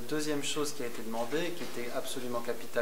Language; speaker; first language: French; native; French